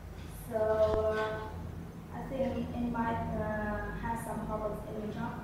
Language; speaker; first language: English; non-native, learner; Vietnamese